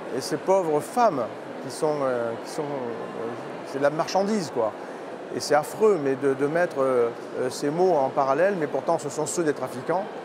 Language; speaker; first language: French; native; French